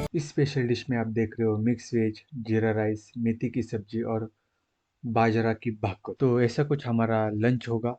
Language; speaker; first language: Hindi; non-native, local second language; Marathi